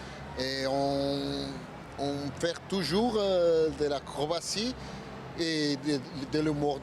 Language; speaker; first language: French; non-native, learner; Spanish